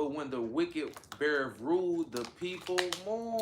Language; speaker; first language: English; native; English